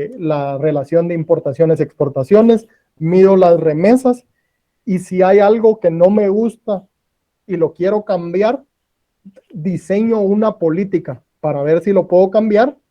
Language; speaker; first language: Spanish; native; Spanish